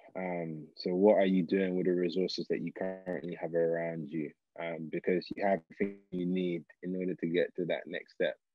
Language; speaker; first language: English; native; English